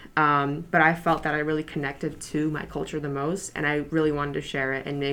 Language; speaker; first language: English; early bilingual, other home language; Polish